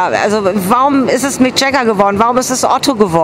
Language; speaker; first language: German; native; German